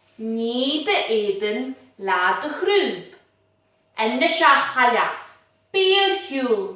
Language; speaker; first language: Irish; native; Irish